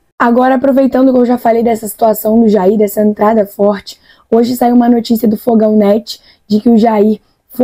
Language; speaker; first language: Portuguese; native; Portuguese